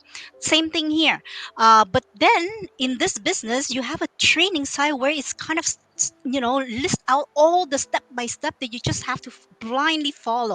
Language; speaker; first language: English; early bilingual, other home language; Vietnamese